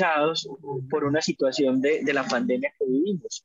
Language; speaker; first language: Spanish; native; Spanish